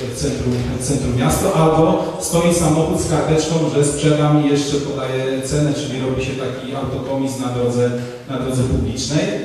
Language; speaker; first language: Polish; native; Polish